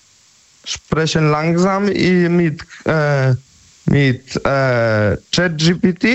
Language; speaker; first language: German; non-native, learner; Polish